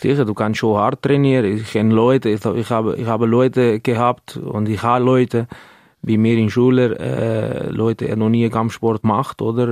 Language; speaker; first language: German; non-native, learner; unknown